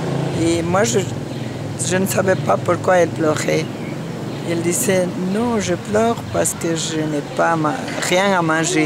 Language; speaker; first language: French; non-native, fluent; Spanish